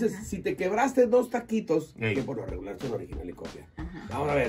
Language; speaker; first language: Spanish; native; Spanish